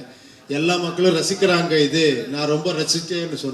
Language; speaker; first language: Tamil; non-native, fluent; Kannada